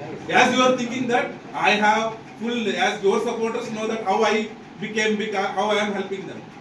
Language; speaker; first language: English; non-native, local second language; Telugu